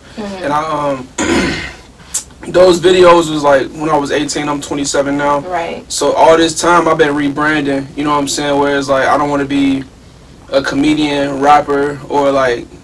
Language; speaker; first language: English; native; English